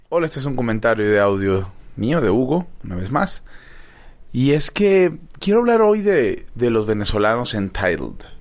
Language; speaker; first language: Spanish; native; Spanish